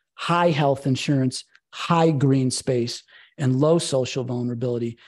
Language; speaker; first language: English; native; English